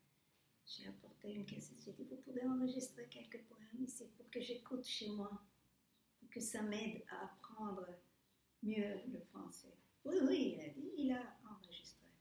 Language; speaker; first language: French; non-native, fluent; Turkish